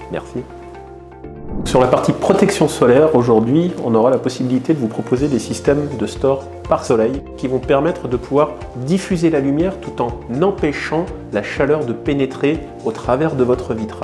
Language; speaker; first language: French; native; French